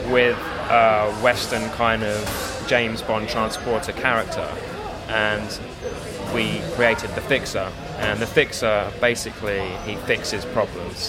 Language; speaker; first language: English; native; English